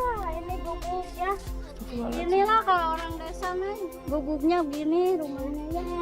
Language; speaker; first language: Indonesian; native; Indonesian